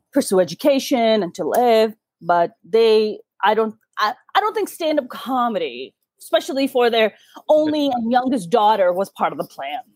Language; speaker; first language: English; early bilingual, other home language; Urdu